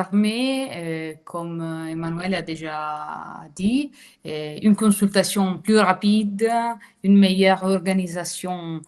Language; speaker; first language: French; non-native, fluent; Italian